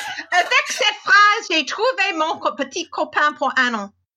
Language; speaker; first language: French; non-native, fluent; English